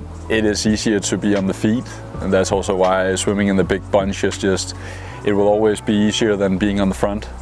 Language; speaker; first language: English; non-native, fluent; Danish